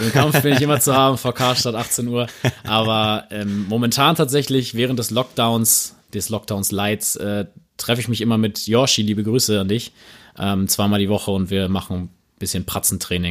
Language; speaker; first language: German; native; German